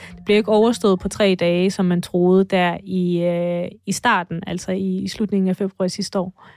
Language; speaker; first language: Danish; non-native, fluent; Russian